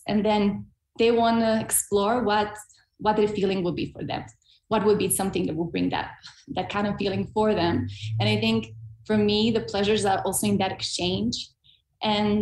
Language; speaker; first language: English; non-native, fluent; Serbian